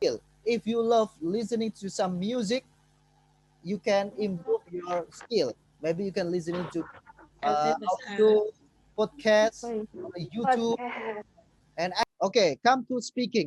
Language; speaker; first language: English; non-native, fluent; Indonesian